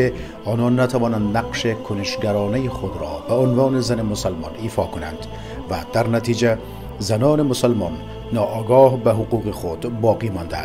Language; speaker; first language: Persian; native; Persian